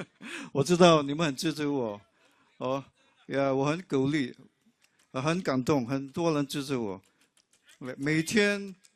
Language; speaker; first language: Chinese; non-native, local second language; English